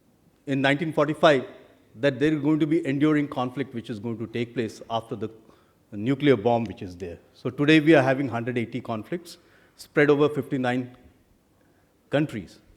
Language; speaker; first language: English; non-native, local second language; Hindi